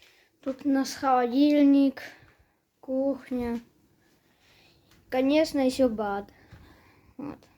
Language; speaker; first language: Russian; early bilingual, heritage; Russian